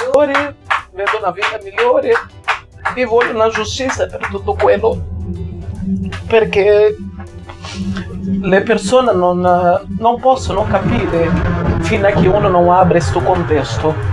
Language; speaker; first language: Italian; non-native, fluent; Portuguese